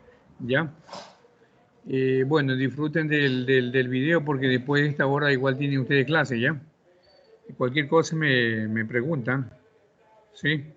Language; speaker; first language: Spanish; native; Spanish